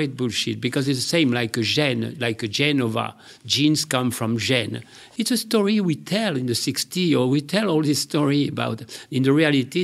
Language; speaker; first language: English; non-native, learner; French